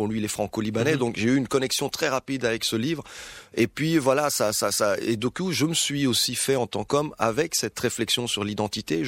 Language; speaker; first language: French; early bilingual, other home language; Arabic